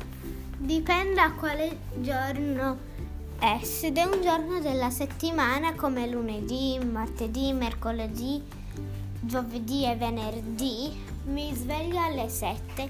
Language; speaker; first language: Italian; early bilingual, heritage; Italian